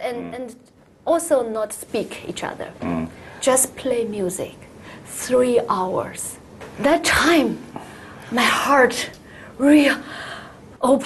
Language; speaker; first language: English; non-native, learner; Chinese